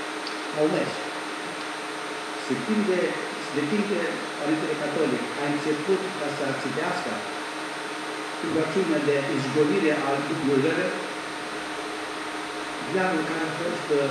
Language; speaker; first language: Romanian; non-native, learner; Greek